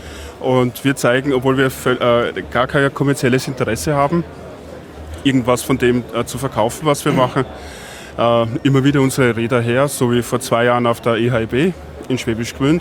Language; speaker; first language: German; native; German